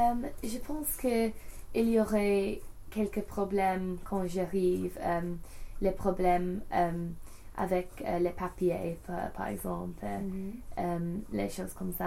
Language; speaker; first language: French; non-native, learner; English